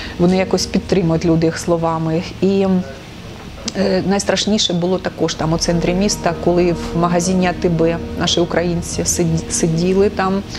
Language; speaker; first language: Ukrainian; non-native, local second language; Russian